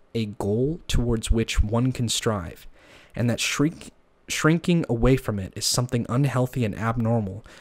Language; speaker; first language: English; native; English